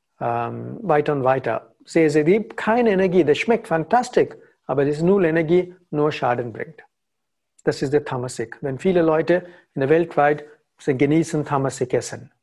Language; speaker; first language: German; non-native, learner; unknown